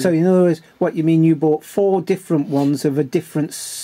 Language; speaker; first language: English; native; English